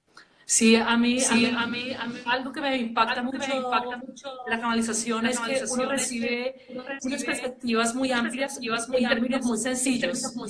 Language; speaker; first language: Spanish; native; Spanish